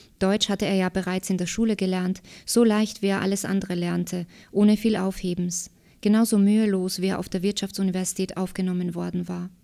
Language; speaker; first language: German; early bilingual, other home language; Slovak